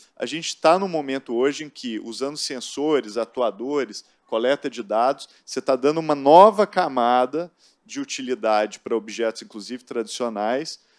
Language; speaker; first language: Portuguese; native; Portuguese